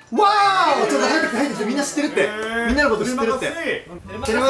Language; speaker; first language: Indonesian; non-native, fluent; Japanese